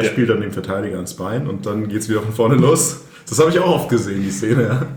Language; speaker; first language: German; native; German